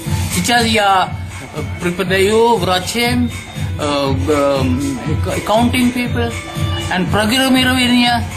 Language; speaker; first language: Russian; non-native, learner; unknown